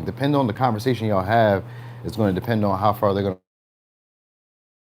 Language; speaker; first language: English; native; English